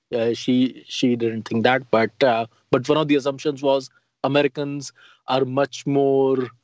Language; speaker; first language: English; non-native, local second language; Hindi